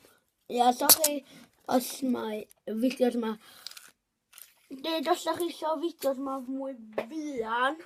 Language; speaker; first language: Welsh; non-native, local second language; English